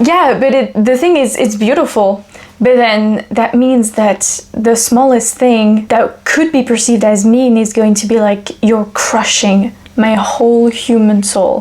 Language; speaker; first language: English; non-native, fluent; French